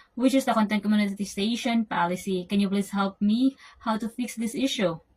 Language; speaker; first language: English; non-native, local second language; Filipino